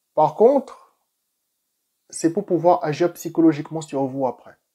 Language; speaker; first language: French; native; French